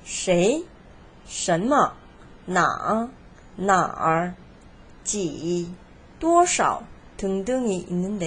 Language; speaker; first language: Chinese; non-native, fluent; Korean